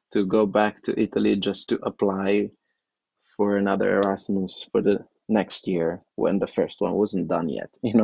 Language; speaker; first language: English; non-native, fluent; Italian